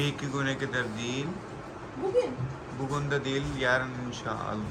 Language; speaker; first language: Turkish; non-native, learner; Punjabi